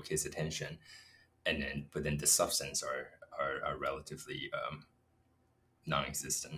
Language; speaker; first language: English; non-native, fluent; Chinese